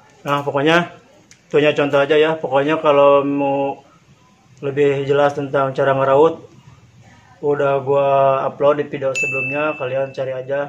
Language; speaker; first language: Indonesian; native; Indonesian